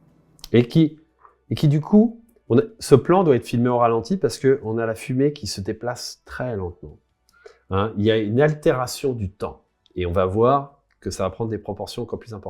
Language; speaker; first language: French; native; French